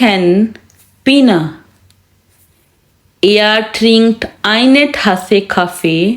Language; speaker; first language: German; non-native, fluent; Urdu